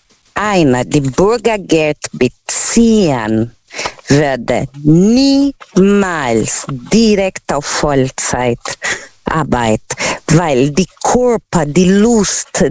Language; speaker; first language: German; non-native, local second language; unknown